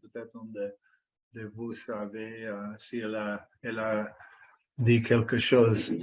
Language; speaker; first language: French; non-native, fluent; English